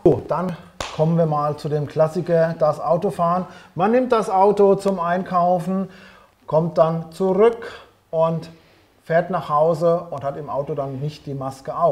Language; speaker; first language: German; native; German